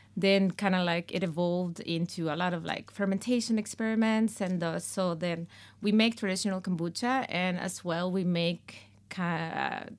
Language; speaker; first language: English; non-native, fluent; Spanish